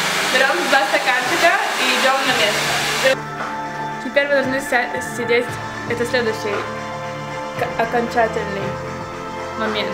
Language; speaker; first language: Russian; early bilingual, heritage; Russian